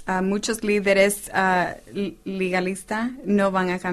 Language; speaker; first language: Spanish; non-native, fluent; English